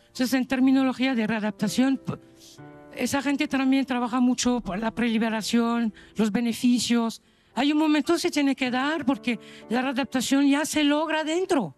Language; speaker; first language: Spanish; non-native, fluent; French